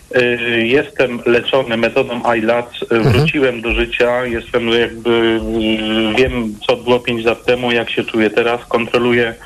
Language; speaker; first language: Polish; native; Polish